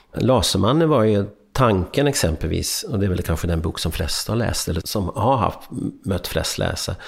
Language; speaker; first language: Swedish; early bilingual, other home language; Hungarian